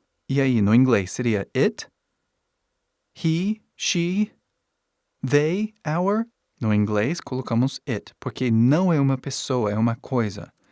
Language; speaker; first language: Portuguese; non-native, fluent; English